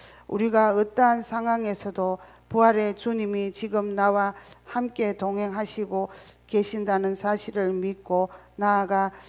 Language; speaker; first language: Korean; native; Korean